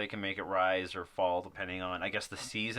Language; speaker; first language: English; native; English